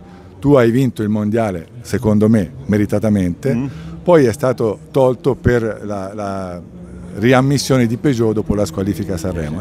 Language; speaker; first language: Italian; native; Italian